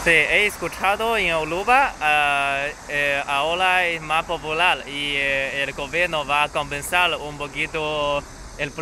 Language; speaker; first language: Spanish; non-native, learner; Chinese